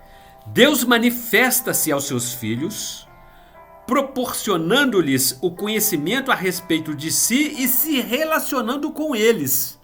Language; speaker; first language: Portuguese; native; Portuguese